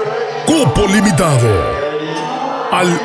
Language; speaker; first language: Spanish; native; Spanish